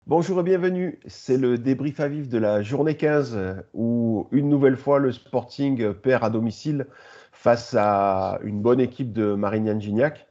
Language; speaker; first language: French; native; French